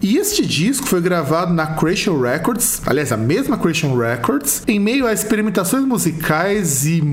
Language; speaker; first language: Portuguese; native; Portuguese